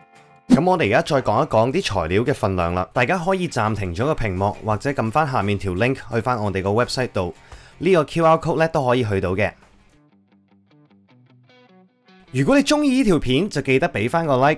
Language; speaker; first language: Cantonese; native; Cantonese